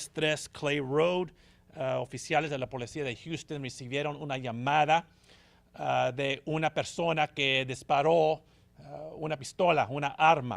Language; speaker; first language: Spanish; early bilingual, heritage; Spanish